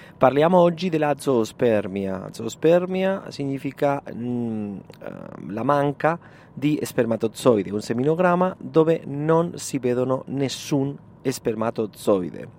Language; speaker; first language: Italian; non-native, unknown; Spanish